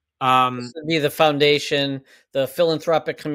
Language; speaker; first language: English; native; English